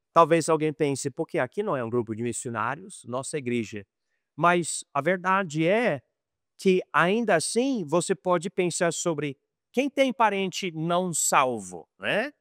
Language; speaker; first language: Portuguese; non-native, fluent; English